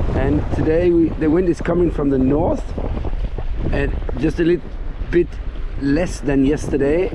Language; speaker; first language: English; non-native, fluent; Danish